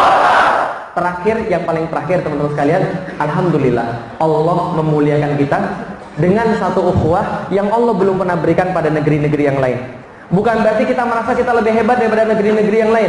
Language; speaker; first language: Indonesian; native; Indonesian